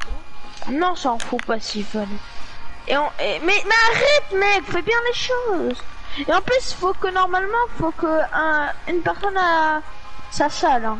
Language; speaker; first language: French; native; French